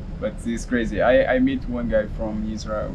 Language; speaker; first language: English; non-native, learner; Portuguese